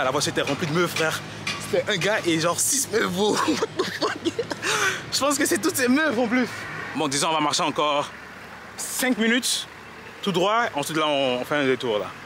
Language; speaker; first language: French; native; French